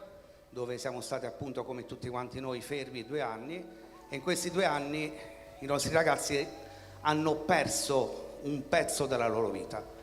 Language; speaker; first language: Italian; native; Italian